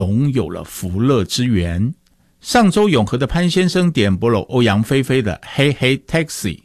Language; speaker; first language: Chinese; native; Chinese